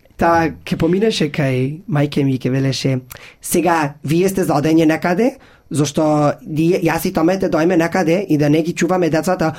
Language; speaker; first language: Macedonian; early bilingual, heritage; Macedonian